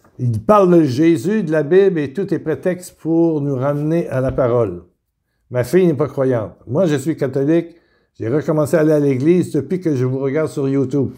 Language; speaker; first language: French; native; French